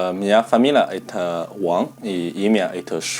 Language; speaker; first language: Russian; non-native, learner; Chinese